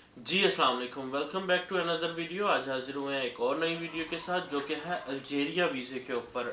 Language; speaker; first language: Urdu; non-native, local second language; Punjabi